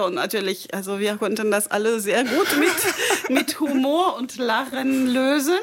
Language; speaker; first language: German; non-native, fluent; French